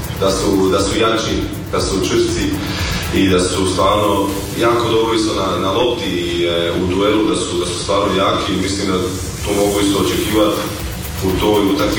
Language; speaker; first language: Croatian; early bilingual, heritage; Croatian